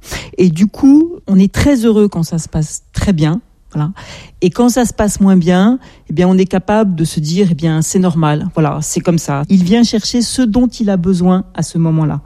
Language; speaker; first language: French; native; French